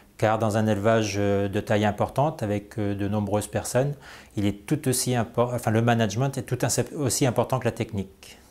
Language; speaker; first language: French; native; French